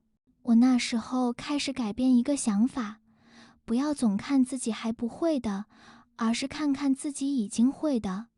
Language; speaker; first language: Chinese; non-native, fluent; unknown